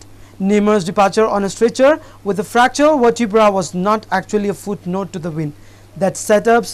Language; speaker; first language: English; non-native, local second language; Urdu